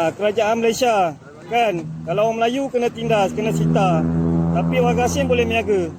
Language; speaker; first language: Malay; native; Malay